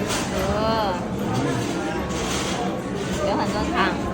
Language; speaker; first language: Chinese; non-native, learner; Indonesian